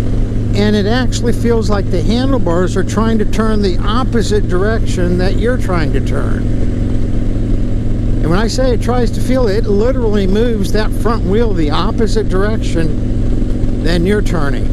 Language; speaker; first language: English; native; English